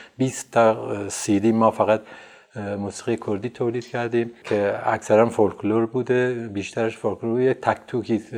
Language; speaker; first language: Persian; non-native, local second language; Central Kurdish